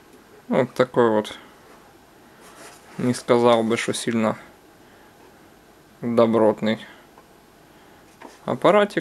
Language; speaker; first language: Russian; non-native, local second language; Ukrainian